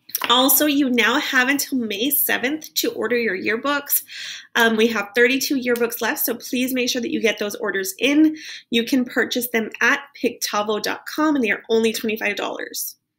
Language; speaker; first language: English; native; English